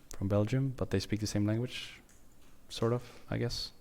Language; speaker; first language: English; non-native, fluent; Swedish